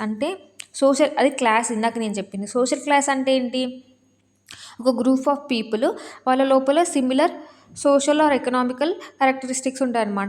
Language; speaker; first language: Telugu; native; Telugu